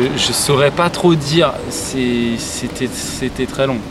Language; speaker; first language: French; native; French